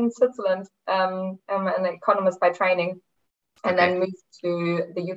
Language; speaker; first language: English; non-native, fluent; German